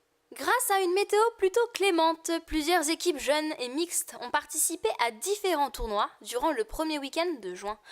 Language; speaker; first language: French; native; French